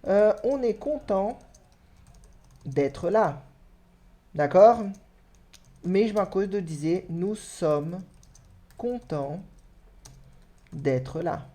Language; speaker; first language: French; non-native, fluent; Portuguese